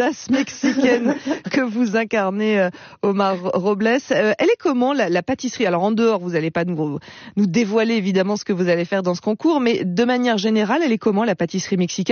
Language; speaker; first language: French; native; French